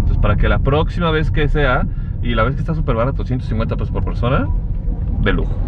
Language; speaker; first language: Spanish; native; Spanish